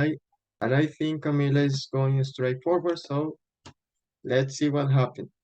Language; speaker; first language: English; non-native, fluent; Spanish